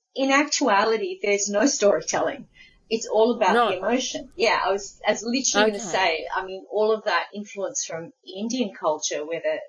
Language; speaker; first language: English; early bilingual, other home language; Spanish